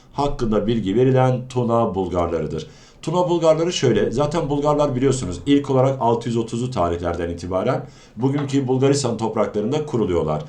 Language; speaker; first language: Turkish; native; Turkish